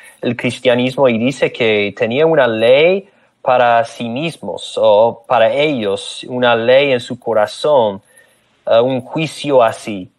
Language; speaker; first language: Spanish; non-native, fluent; English